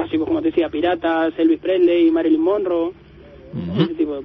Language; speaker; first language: Spanish; native; Spanish